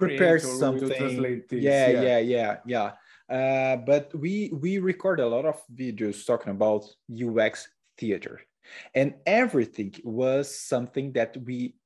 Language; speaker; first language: English; non-native, learner; Portuguese